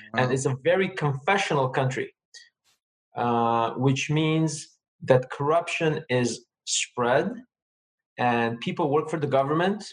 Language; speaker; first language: English; non-native, fluent; Armenian